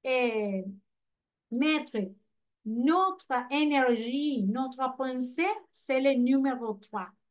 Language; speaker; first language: French; non-native, fluent; Spanish